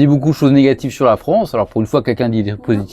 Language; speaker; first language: French; native; French